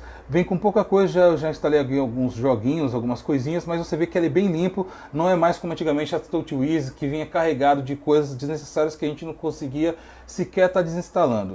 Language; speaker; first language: Portuguese; native; Portuguese